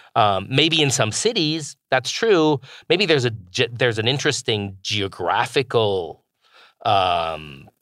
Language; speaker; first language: English; non-native, fluent; Spanish